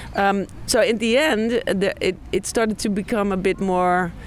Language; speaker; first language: English; non-native, fluent; Dutch